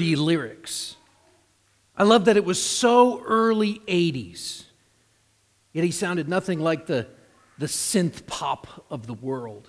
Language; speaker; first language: English; native; English